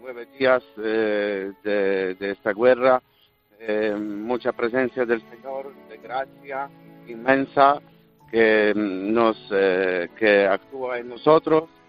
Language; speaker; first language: Spanish; non-native, fluent; Polish